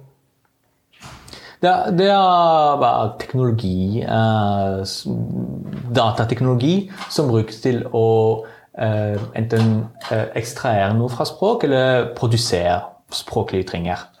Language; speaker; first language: Norwegian; non-native, fluent; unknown